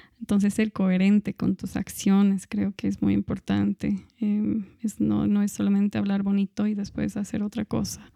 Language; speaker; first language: Spanish; non-native, fluent; English